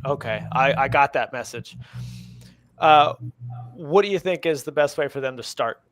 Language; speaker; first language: English; native; English